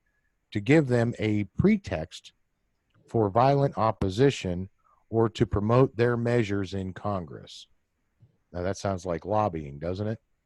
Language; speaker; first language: English; native; English